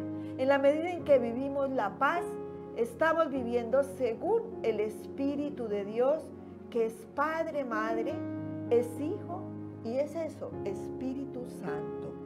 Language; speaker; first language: Spanish; native; Spanish